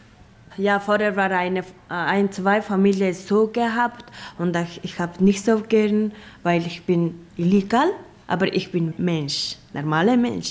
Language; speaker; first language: German; non-native, learner; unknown